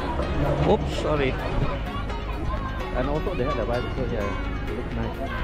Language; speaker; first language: English; non-native, local second language; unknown